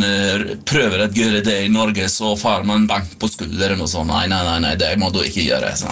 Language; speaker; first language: Swedish; non-native, fluent; Icelandic